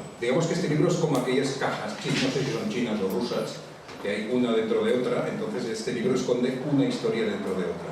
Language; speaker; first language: Spanish; native; Spanish